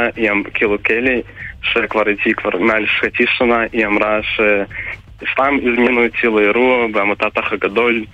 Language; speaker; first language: Hebrew; non-native, fluent; Russian